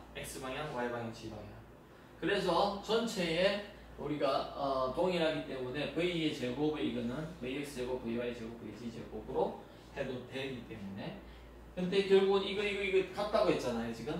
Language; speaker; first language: Korean; native; Korean